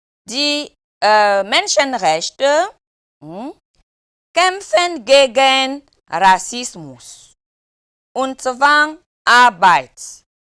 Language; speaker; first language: German; non-native, learner; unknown